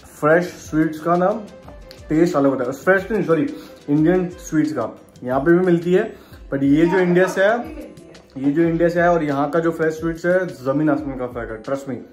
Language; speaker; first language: Hindi; non-native, local second language; Marathi